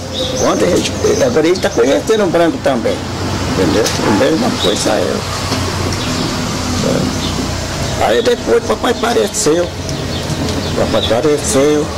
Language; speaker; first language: Portuguese; non-native, local second language; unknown